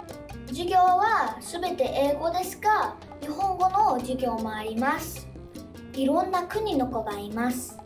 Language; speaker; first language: Japanese; early bilingual, other home language; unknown